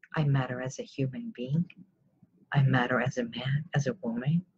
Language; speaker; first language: English; non-native, fluent; Armenian